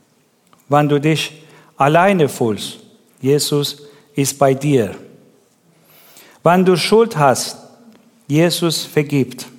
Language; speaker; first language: German; non-native, learner; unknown